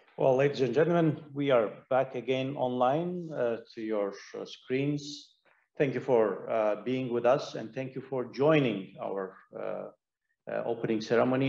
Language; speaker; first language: English; non-native, fluent; Turkish